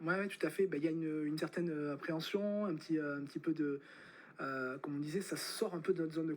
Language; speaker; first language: French; native; French